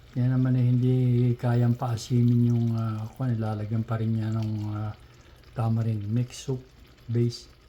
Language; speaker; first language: Filipino; native; Filipino